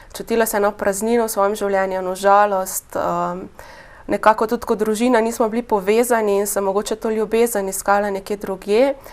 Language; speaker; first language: Slovenian; native; Slovenian